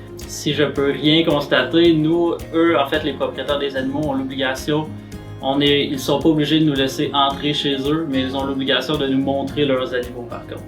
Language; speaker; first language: French; native; French